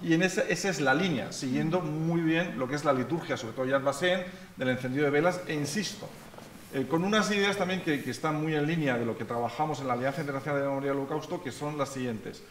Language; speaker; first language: Spanish; native; Spanish